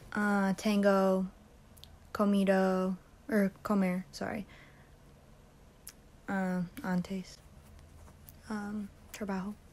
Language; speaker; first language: Spanish; non-native, learner; English